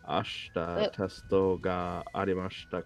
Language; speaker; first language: Japanese; non-native, learner; English